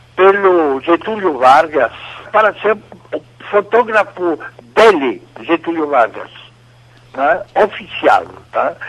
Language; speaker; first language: Portuguese; non-native, fluent; French